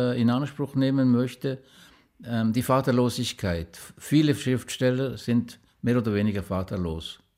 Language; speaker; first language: German; native; German